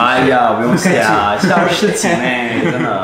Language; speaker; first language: Chinese; non-native, learner; Turkish